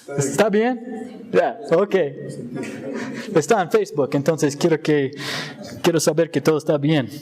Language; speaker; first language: Spanish; non-native, fluent; English